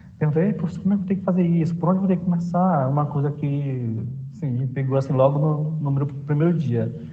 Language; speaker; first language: Portuguese; non-native, local second language; Kayapó